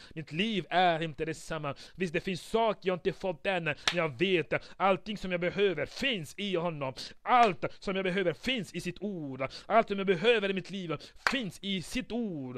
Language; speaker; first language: Swedish; non-native, fluent; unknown